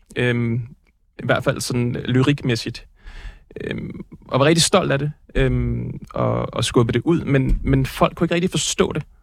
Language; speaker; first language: Danish; native; Danish